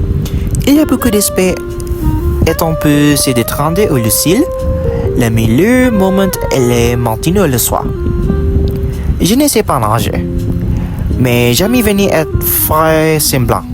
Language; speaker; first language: French; non-native, learner; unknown